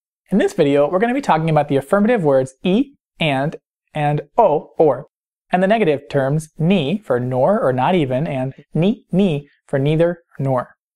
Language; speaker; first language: English; native; English